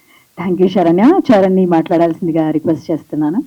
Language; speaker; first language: Telugu; native; Telugu